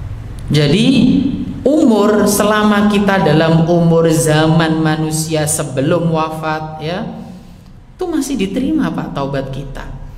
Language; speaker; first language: Indonesian; non-native, local second language; Javanese